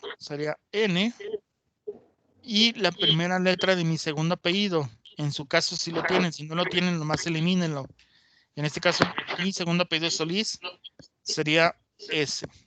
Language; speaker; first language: Spanish; native; Spanish